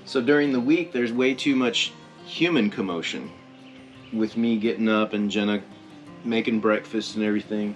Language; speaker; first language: English; native; English